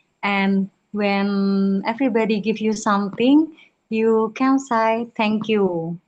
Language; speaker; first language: English; non-native, learner; Indonesian